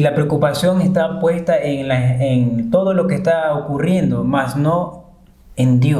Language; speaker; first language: Spanish; native; Spanish